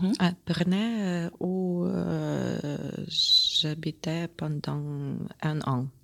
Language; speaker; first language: French; non-native, learner; Ukrainian